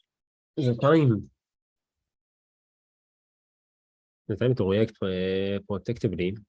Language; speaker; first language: English; non-native, learner; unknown